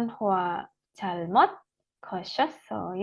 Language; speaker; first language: Korean; non-native, fluent; Indonesian